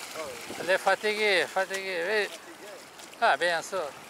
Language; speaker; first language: French; non-native, fluent; Russian